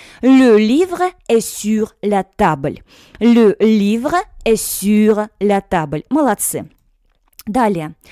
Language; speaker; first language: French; non-native, fluent; Russian